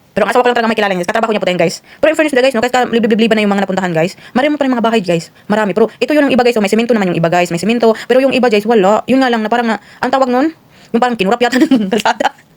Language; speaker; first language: Filipino; non-native, local second language; Cebuano